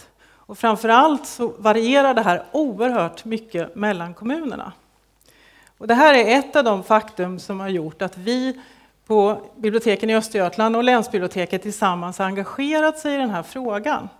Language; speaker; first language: Swedish; native; Swedish